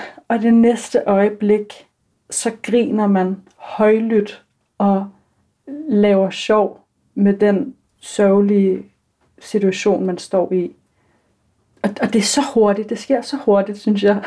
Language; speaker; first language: Danish; early bilingual, other home language; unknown